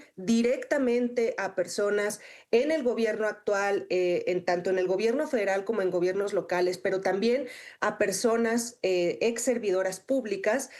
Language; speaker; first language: Spanish; native; Spanish